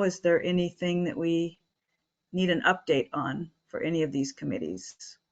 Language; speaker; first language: English; native; English